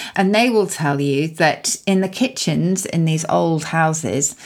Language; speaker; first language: English; native; English